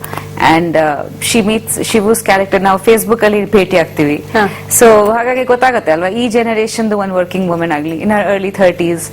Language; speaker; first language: Kannada; non-native, fluent; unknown